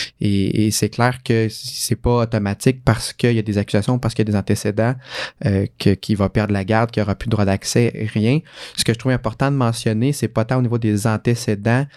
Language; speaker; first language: French; native; French